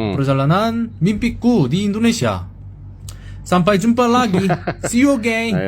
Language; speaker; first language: Indonesian; non-native, learner; Korean